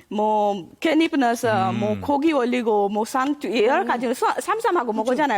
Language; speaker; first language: Korean; non-native, learner; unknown